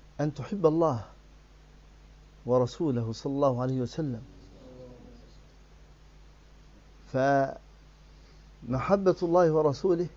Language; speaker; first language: Arabic; native; Arabic